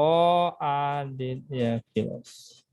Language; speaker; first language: English; non-native, fluent; Indonesian